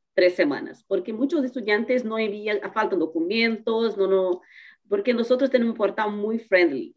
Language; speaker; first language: Spanish; non-native, fluent; Portuguese